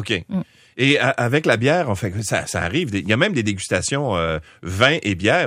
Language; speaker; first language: French; native; French